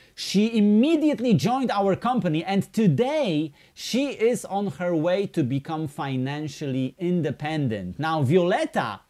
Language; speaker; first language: English; non-native, fluent; Polish